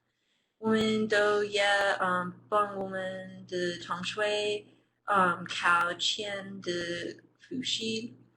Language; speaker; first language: Chinese; non-native, learner; English